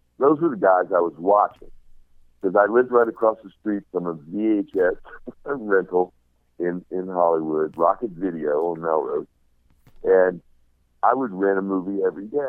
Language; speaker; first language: English; native; English